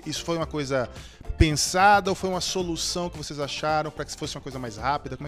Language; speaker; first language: Portuguese; native; Portuguese